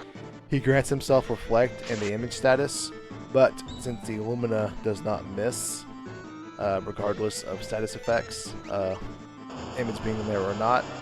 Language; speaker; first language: English; native; English